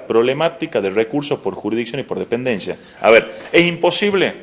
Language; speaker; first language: Spanish; native; Spanish